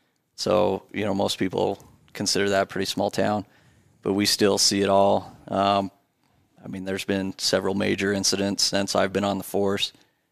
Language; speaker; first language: English; native; English